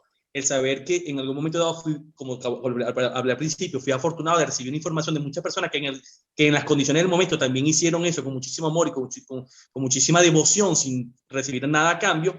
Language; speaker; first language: Spanish; native; Spanish